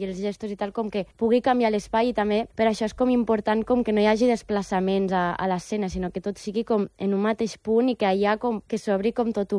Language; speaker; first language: Catalan; native; Catalan